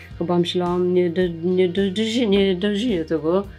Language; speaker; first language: Polish; non-native, learner; Tigrinya